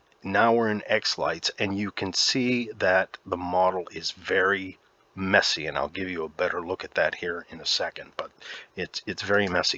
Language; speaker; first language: English; native; English